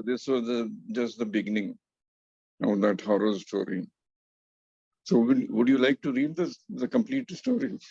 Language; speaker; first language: English; non-native, fluent; Hindi